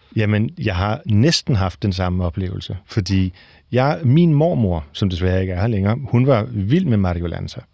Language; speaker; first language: Danish; native; Danish